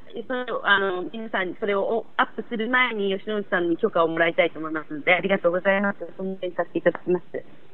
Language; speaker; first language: Japanese; native; Japanese